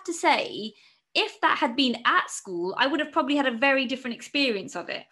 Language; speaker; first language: English; native; English